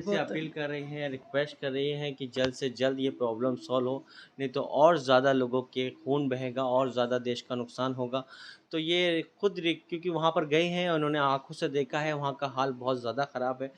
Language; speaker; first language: Hindi; native; Hindi